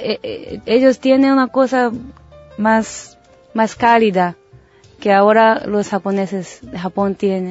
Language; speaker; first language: Spanish; non-native, learner; Japanese